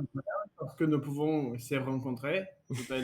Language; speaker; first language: French; non-native, learner; Russian